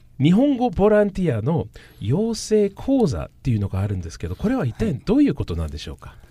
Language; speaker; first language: Japanese; non-native, fluent; English